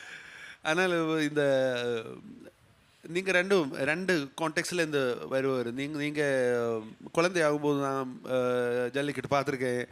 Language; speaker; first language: Tamil; non-native, learner; Malayalam